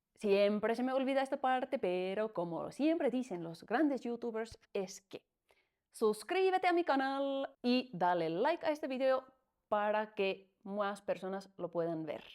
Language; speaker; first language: Spanish; non-native, fluent; Finnish